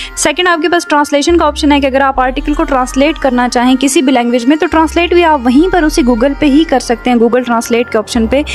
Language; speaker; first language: Urdu; non-native, local second language; Punjabi